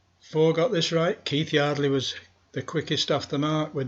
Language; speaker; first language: English; native; English